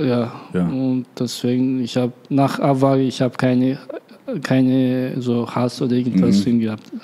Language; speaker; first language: German; non-native, learner; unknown